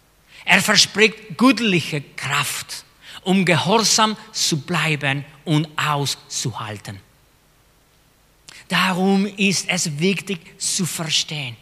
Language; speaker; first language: German; non-native, fluent; Spanish